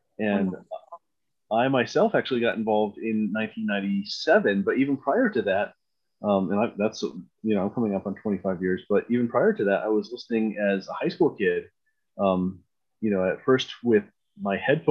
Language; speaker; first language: English; native; English